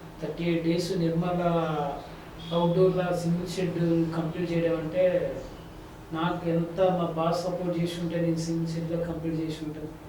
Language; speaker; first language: Telugu; native; Telugu